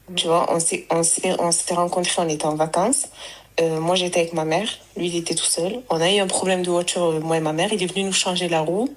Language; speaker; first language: French; early bilingual, other home language; Arabic